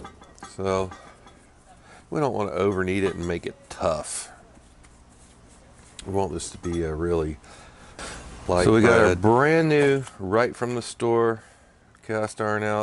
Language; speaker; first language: English; native; English